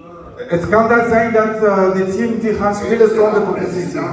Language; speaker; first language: Dutch; non-native, learner; Lingala